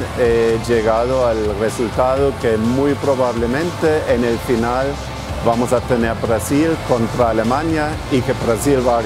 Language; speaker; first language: Spanish; non-native, fluent; German